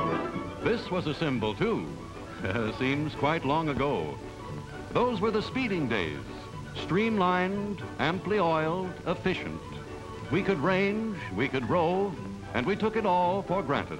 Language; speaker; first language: English; native; English